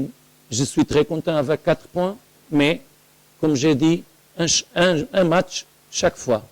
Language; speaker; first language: French; non-native, learner; Portuguese